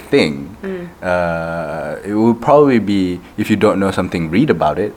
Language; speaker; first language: English; non-native, local second language; Malay